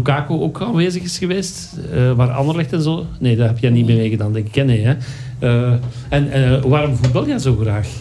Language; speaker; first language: Dutch; native; Dutch